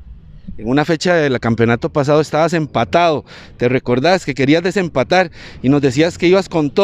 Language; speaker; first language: Spanish; native; Spanish